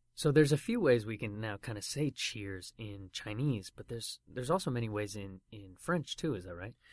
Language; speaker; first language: English; native; English